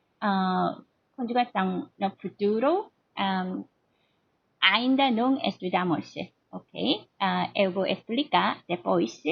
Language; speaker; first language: Portuguese; non-native, learner; Korean